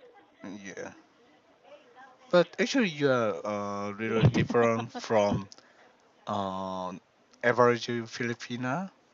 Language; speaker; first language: English; non-native, learner; Korean